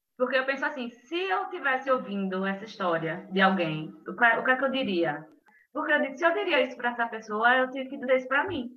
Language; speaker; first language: Portuguese; native; Portuguese